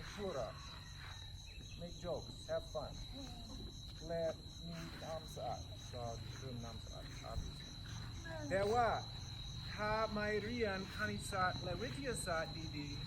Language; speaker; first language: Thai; non-native, learner; English